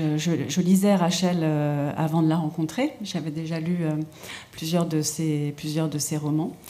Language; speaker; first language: French; native; French